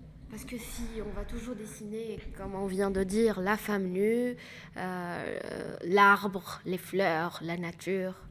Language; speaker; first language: French; non-native, local second language; Arabic